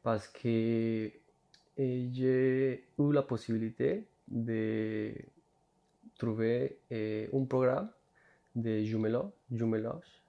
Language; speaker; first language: French; non-native, learner; Spanish